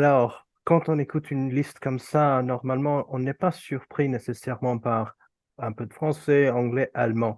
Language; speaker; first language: French; non-native, fluent; Urdu